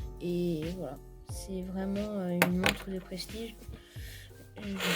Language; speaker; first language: French; native; French